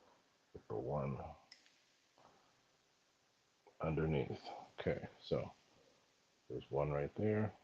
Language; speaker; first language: English; native; English